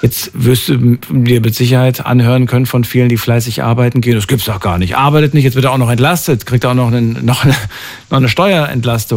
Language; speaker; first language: German; native; German